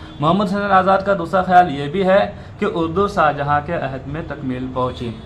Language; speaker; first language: Urdu; native; Urdu